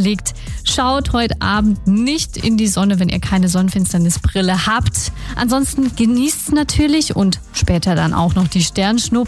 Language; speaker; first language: German; native; German